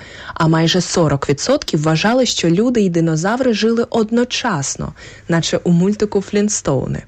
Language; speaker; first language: Ukrainian; native; Ukrainian